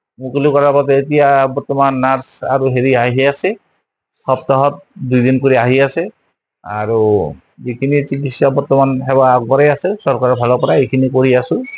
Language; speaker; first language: Assamese; non-native, local second language; Bangla